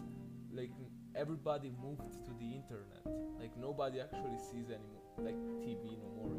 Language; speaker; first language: English; non-native, fluent; Italian